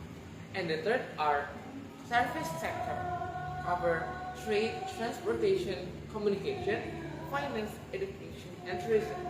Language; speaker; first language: English; non-native, learner; Indonesian